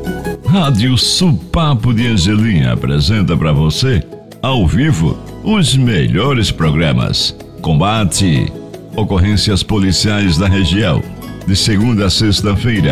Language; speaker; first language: Portuguese; native; Portuguese